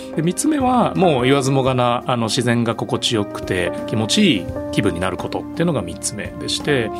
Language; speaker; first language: Japanese; native; Japanese